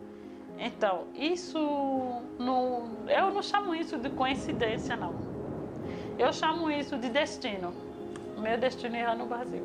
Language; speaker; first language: Portuguese; non-native, fluent; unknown